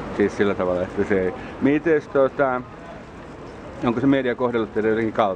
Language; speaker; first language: Finnish; early bilingual, heritage; Finnish